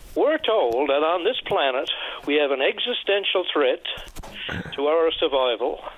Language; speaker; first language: English; native; English